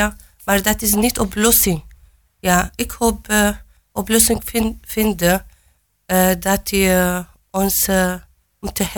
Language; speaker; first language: Dutch; non-native, learner; Arabic